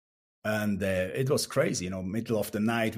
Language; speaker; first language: English; non-native, fluent; Swiss German